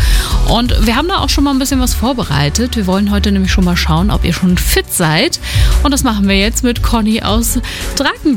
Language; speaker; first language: German; native; German